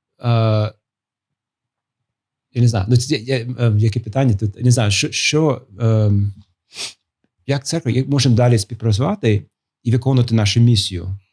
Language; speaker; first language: Ukrainian; non-native, fluent; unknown